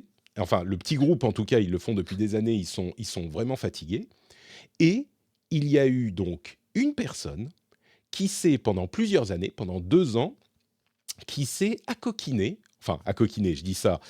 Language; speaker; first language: French; native; French